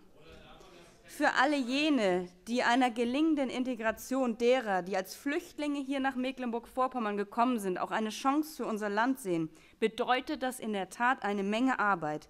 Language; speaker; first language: German; native; German